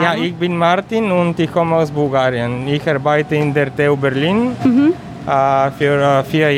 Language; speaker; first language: German; non-native, learner; Bulgarian